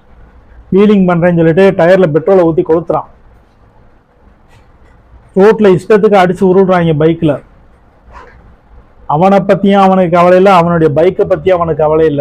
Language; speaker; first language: Tamil; native; Tamil